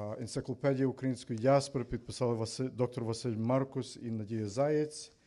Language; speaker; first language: Ukrainian; early bilingual, heritage; Ukrainian